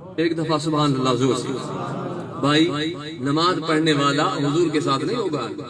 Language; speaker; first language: Urdu; non-native, local second language; Sindhi